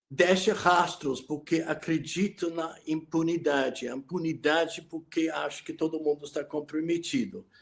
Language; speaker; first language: Portuguese; non-native, fluent; English